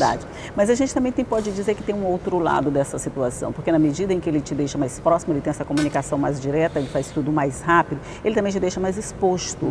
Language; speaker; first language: Portuguese; native; Portuguese